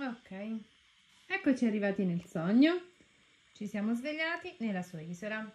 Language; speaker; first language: Italian; native; Italian